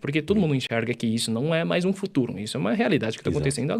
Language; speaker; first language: Portuguese; early bilingual, other home language; Chinese